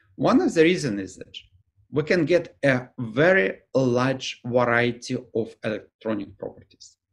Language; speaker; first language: English; non-native, fluent; Ukrainian